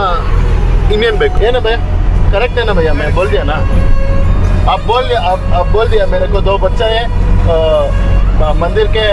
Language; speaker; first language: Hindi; non-native, local second language; Kannada